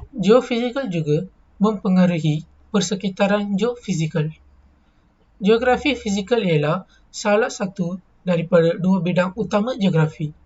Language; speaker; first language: Malay; non-native, local second language; Tamil